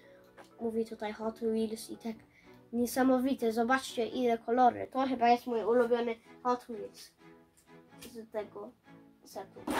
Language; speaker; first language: Polish; early bilingual, heritage; Polish